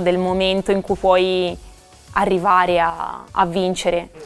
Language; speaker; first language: Italian; native; Italian